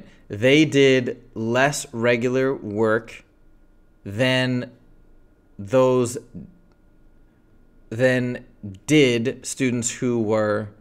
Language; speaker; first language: English; native; English